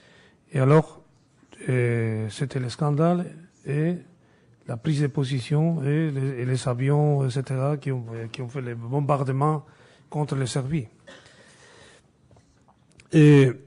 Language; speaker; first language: French; non-native, fluent; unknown